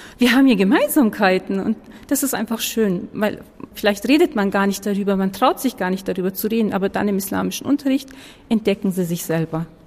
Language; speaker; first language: German; early bilingual, other home language; Turkish